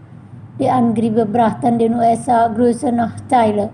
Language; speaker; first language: German; non-native, fluent; Indonesian